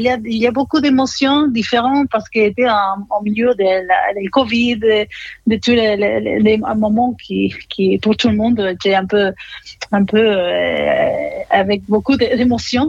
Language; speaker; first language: French; non-native, fluent; Spanish